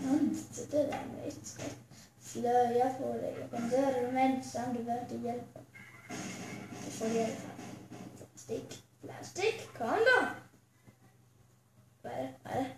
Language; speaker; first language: Swedish; early bilingual, other home language; Albanian